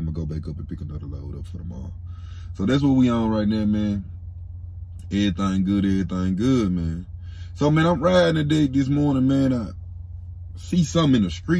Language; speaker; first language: English; native; English